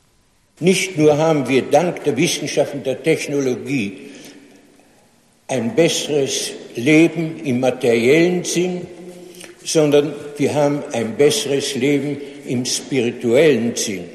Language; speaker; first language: German; non-native, fluent; English